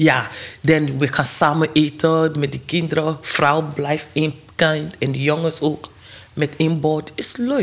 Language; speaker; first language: Dutch; non-native, learner; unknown